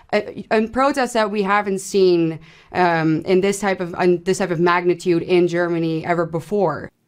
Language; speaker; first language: English; non-native, fluent; Dutch